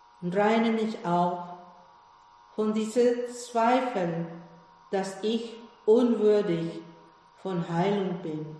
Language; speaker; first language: German; non-native, fluent; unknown